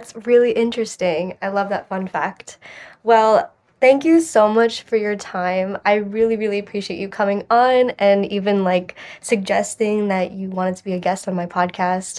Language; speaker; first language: English; native; English